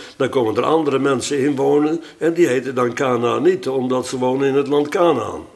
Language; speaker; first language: Dutch; native; Dutch